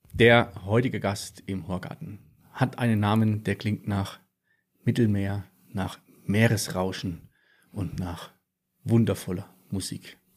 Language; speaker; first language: German; native; German